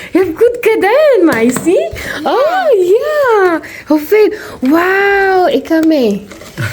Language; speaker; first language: Dutch; non-native, fluent; Filipino